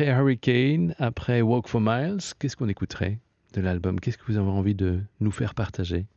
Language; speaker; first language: French; native; French